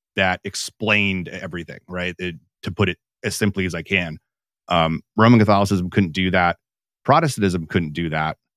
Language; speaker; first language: English; native; English